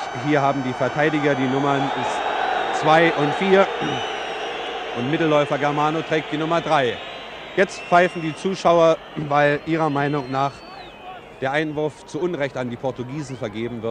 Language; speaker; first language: German; native; German